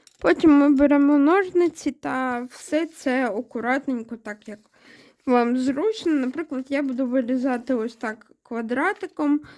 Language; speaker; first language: Ukrainian; non-native, local second language; Russian